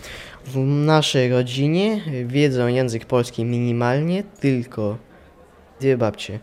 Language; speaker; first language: Polish; non-native, local second language; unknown